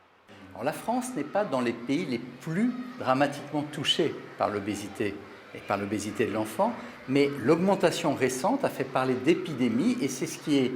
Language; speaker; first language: French; native; French